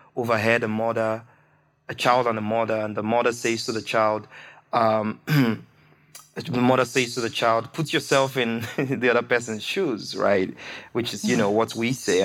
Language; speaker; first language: English; non-native, local second language; Igbo